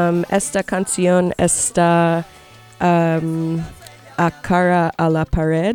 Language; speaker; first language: Spanish; non-native, learner; English